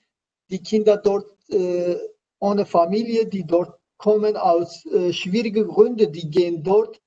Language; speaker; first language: German; non-native, learner; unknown